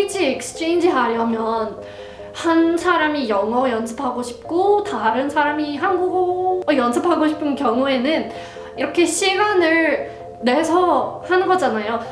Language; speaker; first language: Korean; non-native, fluent; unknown